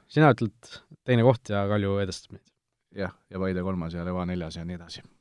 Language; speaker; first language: Estonian; native; Estonian